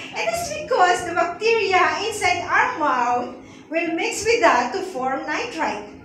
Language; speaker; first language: English; non-native, local second language; Filipino